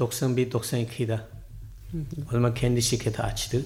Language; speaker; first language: Turkish; non-native, learner; Chinese